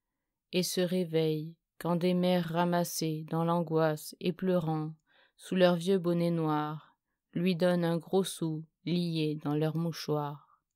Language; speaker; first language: French; native; French